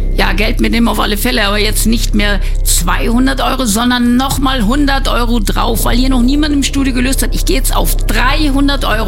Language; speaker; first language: German; native; German